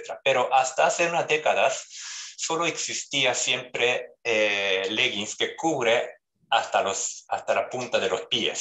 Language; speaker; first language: Spanish; non-native, fluent; Japanese